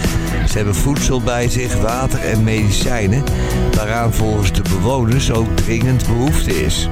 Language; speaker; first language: Dutch; native; Dutch